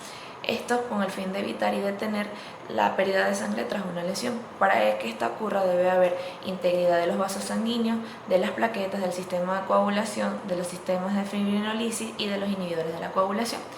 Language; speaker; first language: Spanish; native; Spanish